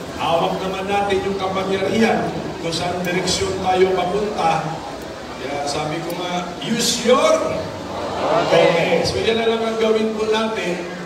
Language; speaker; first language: Filipino; native; Filipino